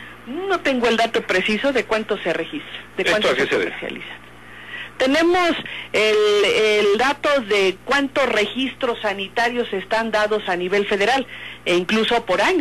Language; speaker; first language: Spanish; native; Spanish